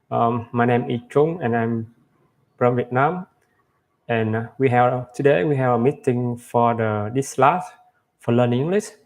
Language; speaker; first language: English; non-native, learner; Vietnamese